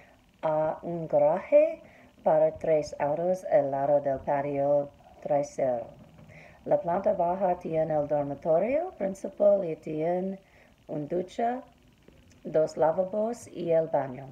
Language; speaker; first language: Spanish; non-native, learner; English